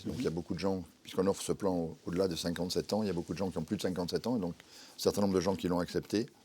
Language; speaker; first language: French; native; French